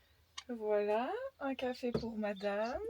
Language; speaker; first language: French; native; French